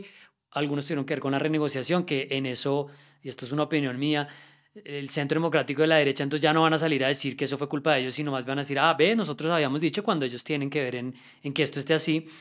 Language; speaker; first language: Spanish; native; Spanish